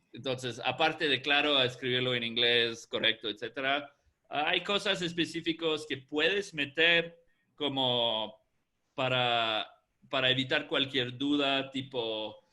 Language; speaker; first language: Spanish; non-native, fluent; English